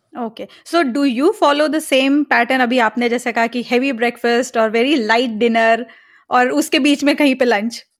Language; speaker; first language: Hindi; native; Hindi